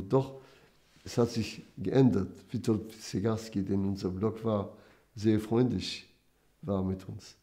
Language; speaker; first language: German; non-native, fluent; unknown